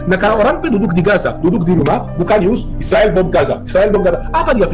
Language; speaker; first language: Indonesian; non-native, fluent; Hebrew